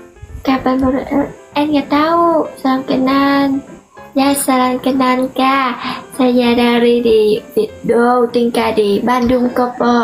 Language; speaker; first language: Indonesian; non-native, learner; Vietnamese